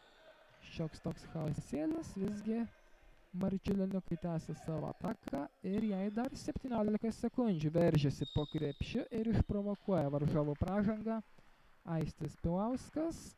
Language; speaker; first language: Lithuanian; native; Lithuanian